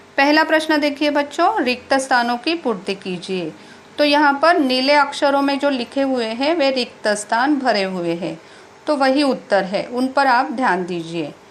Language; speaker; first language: Hindi; non-native, local second language; Marathi